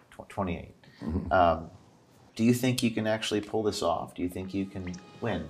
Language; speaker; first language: English; native; English